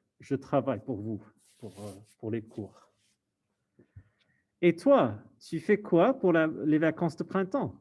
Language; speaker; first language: French; non-native, fluent; English